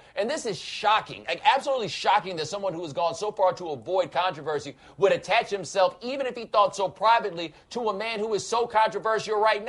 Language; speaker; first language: English; native; English